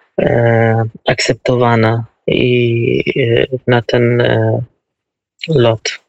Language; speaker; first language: Polish; non-native, learner; Kurdish